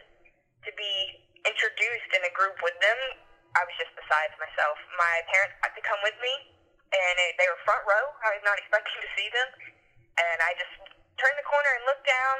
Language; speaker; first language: English; native; English